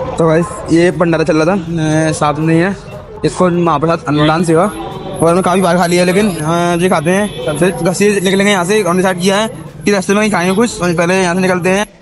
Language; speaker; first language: Hindi; native; Hindi